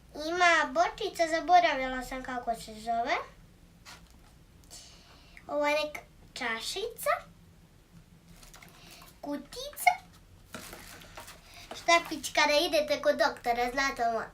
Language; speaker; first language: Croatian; early bilingual, heritage; Croatian